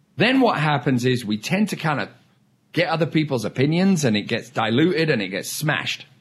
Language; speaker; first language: English; native; English